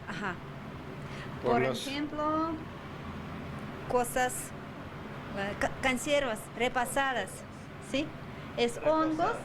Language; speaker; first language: Spanish; non-native, learner; Russian